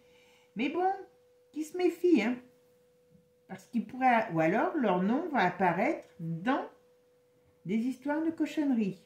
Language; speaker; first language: French; native; French